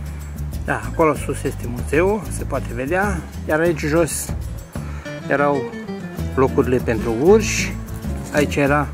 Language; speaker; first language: Romanian; native; Romanian